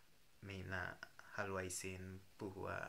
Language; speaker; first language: Finnish; non-native, learner; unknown